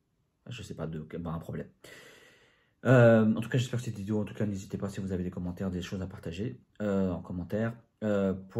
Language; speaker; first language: French; native; French